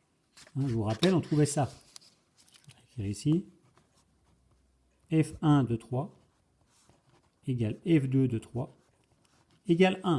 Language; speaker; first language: French; native; French